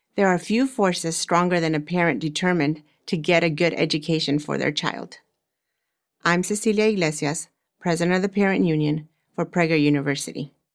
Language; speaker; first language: English; early bilingual, other home language; Spanish